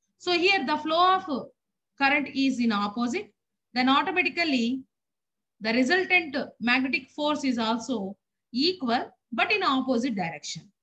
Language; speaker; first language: English; non-native, local second language; Telugu